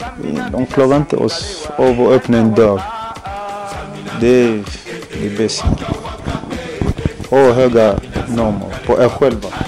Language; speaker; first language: Swedish; non-native, fluent; Lingala